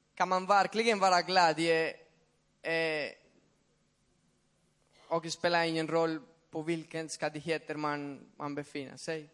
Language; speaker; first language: Swedish; non-native, fluent; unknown